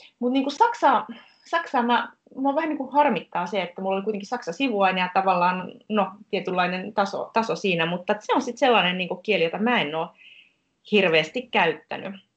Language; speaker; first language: Finnish; native; Finnish